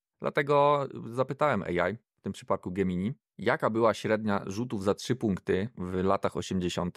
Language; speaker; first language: Polish; native; Polish